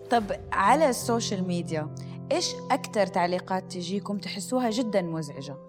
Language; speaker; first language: Arabic; native; Arabic